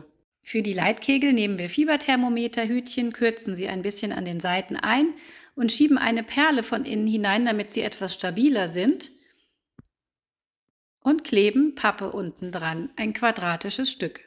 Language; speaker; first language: German; native; German